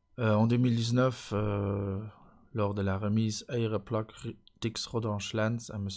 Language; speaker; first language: French; non-native, local second language; Luxembourgish